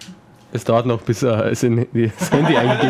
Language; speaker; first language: German; native; German